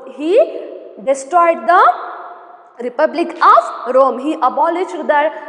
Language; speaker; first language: English; non-native, local second language; Kannada